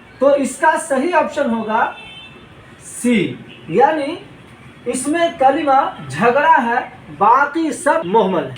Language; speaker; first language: Urdu; native; Urdu